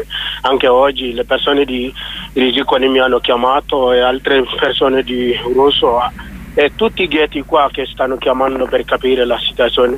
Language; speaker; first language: Italian; non-native, learner; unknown